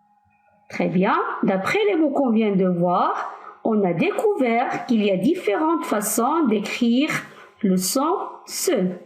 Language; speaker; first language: French; non-native, local second language; Arabic